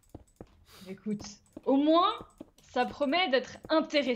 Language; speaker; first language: French; native; French